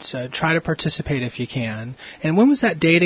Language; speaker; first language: English; native; English